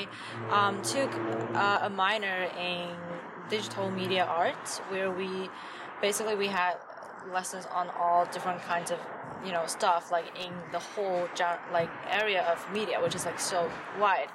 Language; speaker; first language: English; non-native, fluent; Chinese